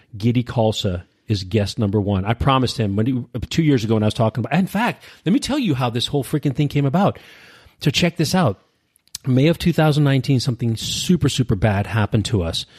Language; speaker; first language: English; early bilingual, other home language; Urdu